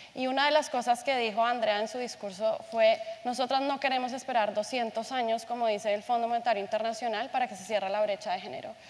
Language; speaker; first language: Spanish; native; Spanish